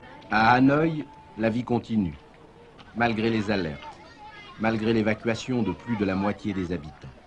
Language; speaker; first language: French; native; French